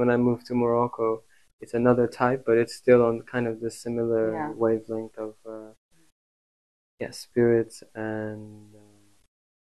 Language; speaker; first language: English; native; English